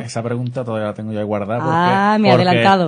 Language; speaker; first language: Spanish; native; Spanish